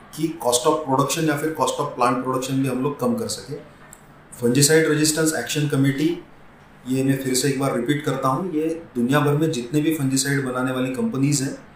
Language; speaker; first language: Hindi; non-native, local second language; Marathi